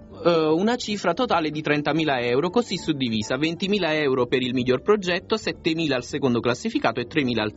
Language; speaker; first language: Italian; native; Italian